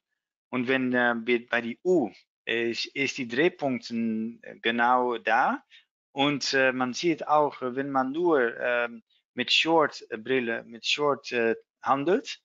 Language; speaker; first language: German; non-native, learner; Dutch